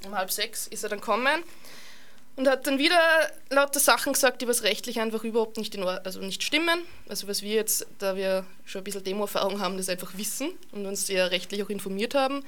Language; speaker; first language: German; native; German